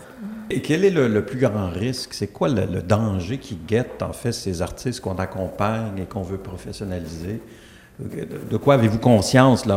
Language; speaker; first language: French; native; French